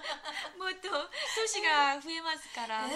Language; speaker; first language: Japanese; non-native, fluent; Korean